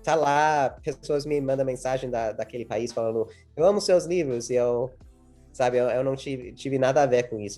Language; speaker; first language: Portuguese; early bilingual, heritage; English